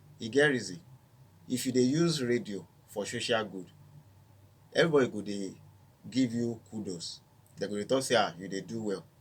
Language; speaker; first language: Nigerian Pidgin; non-native, local second language; Yoruba